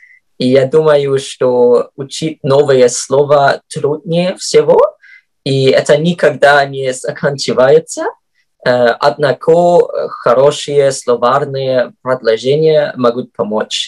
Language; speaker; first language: Russian; non-native, fluent; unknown